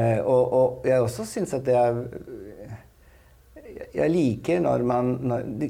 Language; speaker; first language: Norwegian; non-native, fluent; Italian